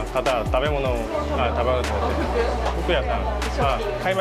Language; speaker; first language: Japanese; non-native, learner; Korean